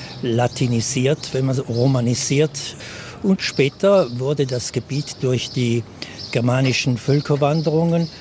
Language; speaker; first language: German; non-native, local second language; Ladin